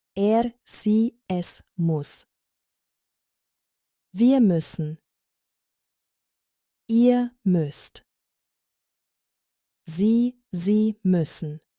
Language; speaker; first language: German; non-native, fluent; Croatian